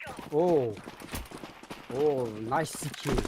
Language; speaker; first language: English; non-native, learner; Turkish